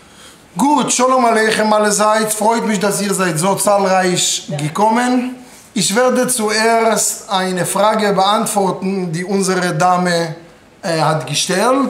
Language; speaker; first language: German; non-native, fluent; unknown